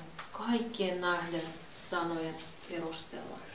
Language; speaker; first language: Finnish; non-native, fluent; Russian